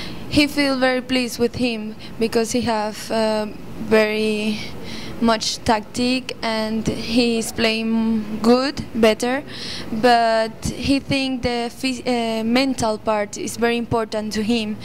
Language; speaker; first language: English; non-native, fluent; Spanish